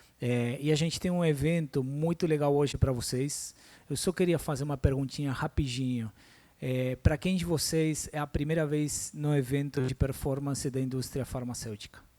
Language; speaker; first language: Portuguese; non-native, fluent; Spanish